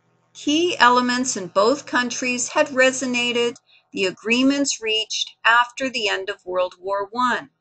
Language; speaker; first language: English; native; English